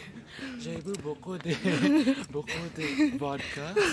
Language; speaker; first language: French; non-native, learner; English